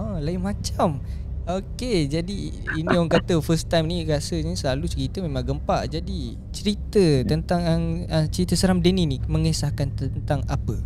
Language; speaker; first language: Malay; native; Malay